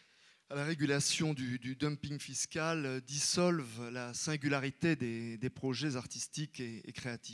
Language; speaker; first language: French; native; French